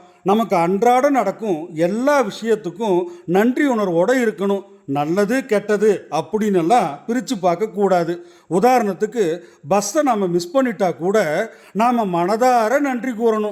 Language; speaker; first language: Tamil; native; Tamil